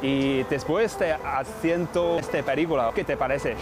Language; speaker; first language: Spanish; non-native, learner; Chinese